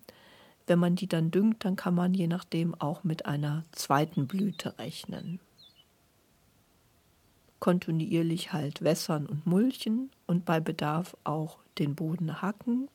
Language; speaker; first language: German; native; German